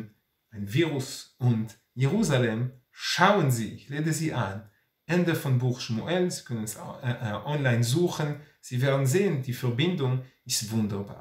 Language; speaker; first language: German; non-native, fluent; Hebrew